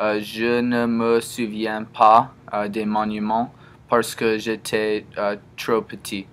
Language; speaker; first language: French; non-native, learner; English